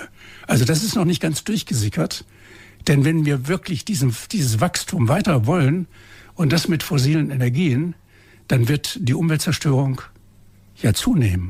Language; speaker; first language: German; native; German